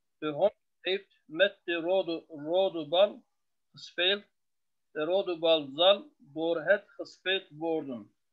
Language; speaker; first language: Dutch; non-native, learner; Turkish